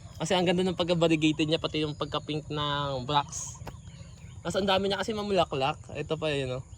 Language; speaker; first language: Filipino; native; Filipino